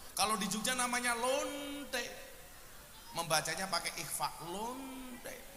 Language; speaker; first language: Indonesian; native; Indonesian